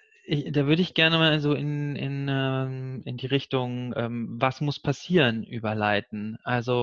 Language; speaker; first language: German; native; German